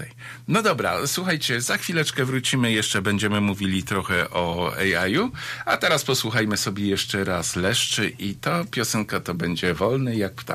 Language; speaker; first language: Polish; native; Polish